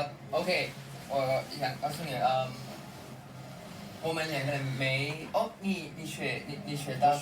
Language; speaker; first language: Chinese; non-native, learner; Thai